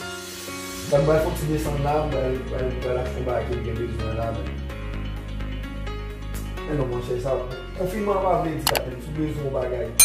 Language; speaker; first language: French; non-native, learner; Haitian Creole